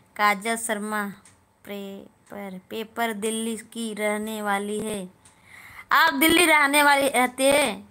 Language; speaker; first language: Hindi; native; Hindi